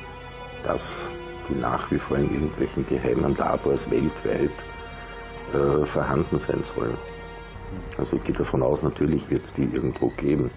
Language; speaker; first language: German; native; German